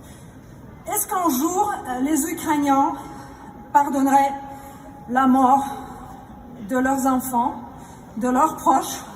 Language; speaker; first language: French; non-native, fluent; Russian